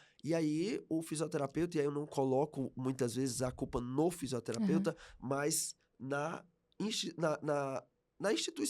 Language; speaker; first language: Portuguese; native; Portuguese